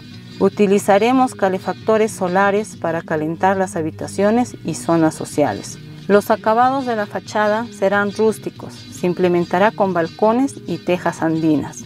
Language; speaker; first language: Spanish; native; Spanish